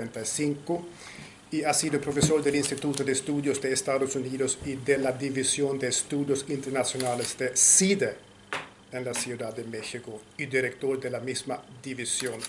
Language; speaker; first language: Spanish; non-native, fluent; Swedish